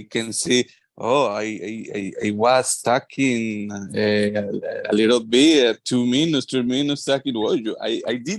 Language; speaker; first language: English; non-native, learner; Spanish